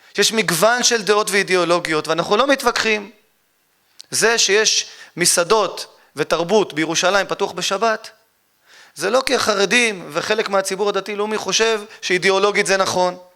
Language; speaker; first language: Hebrew; native; Hebrew